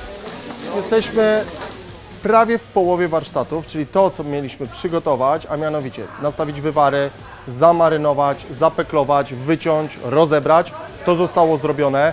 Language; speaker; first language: Polish; native; Polish